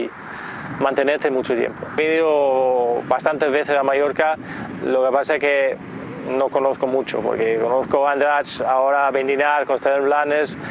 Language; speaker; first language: Spanish; non-native, fluent; Danish